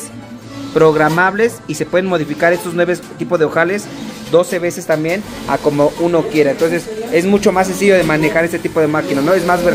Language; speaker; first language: Spanish; native; Spanish